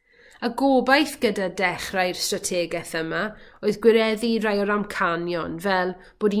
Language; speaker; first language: Welsh; native; Welsh